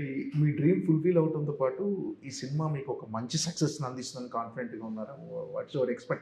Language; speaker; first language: Telugu; native; Telugu